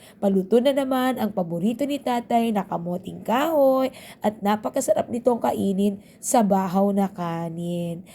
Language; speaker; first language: Filipino; non-native, local second language; Bikol